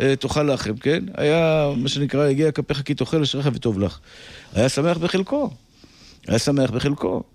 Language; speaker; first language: Hebrew; native; Hebrew